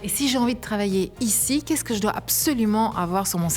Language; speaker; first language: French; native; French